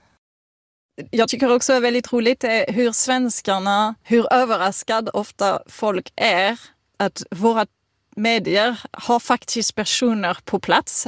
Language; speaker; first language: Swedish; non-native, fluent; French